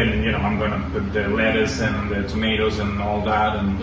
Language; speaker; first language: English; non-native, fluent; Spanish